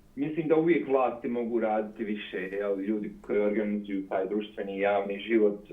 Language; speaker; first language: Bosnian; native; Bosnian